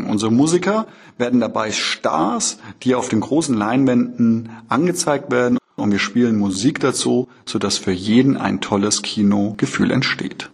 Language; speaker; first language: German; native; German